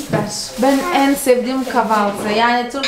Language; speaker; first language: Turkish; non-native, fluent; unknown